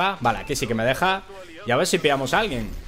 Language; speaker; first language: Spanish; native; Spanish